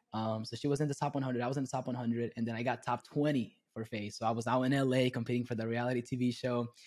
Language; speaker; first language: English; early bilingual, other home language; Spanish